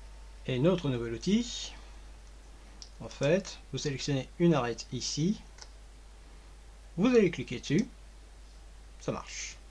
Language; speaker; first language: French; native; French